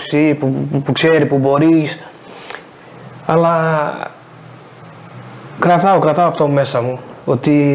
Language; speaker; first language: Greek; non-native, fluent; Portuguese